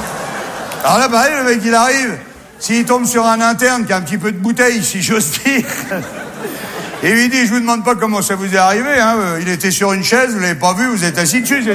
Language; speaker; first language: French; native; French